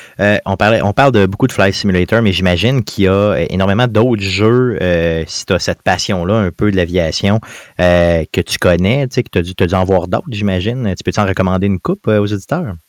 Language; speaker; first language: French; native; French